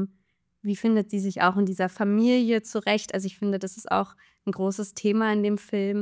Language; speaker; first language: German; native; German